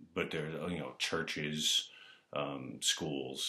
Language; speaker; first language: English; native; English